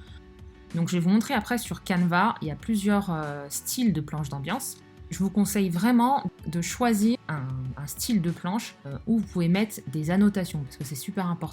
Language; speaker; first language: French; native; French